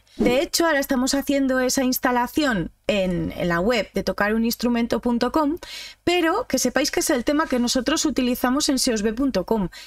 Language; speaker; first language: Spanish; native; Spanish